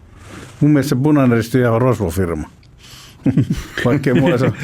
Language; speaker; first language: Finnish; native; Finnish